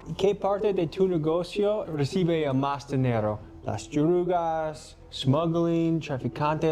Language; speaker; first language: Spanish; non-native, learner; English